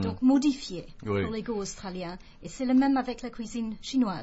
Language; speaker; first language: French; non-native, fluent; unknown